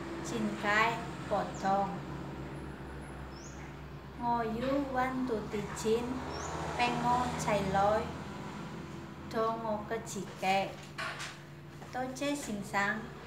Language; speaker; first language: Cantonese; non-native, learner; Indonesian